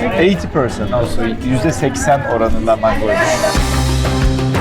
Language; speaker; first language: Turkish; native; Turkish